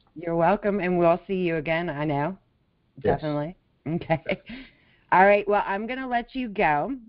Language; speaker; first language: English; native; English